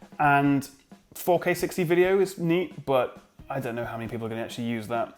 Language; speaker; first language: English; native; English